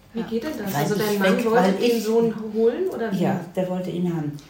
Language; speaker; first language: German; native; German